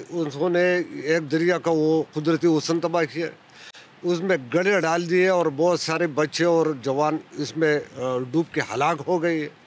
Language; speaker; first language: Urdu; non-native, local second language; Pashto